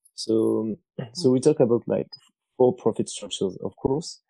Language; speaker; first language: English; non-native, fluent; French